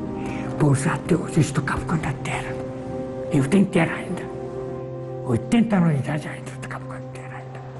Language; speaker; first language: Portuguese; non-native, fluent; Korean